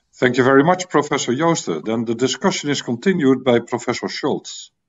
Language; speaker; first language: English; non-native, fluent; Dutch